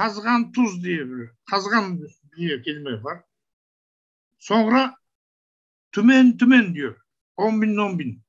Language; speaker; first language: Turkish; non-native, learner; Kazakh